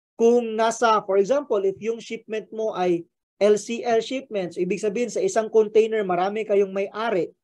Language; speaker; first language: Filipino; native; Filipino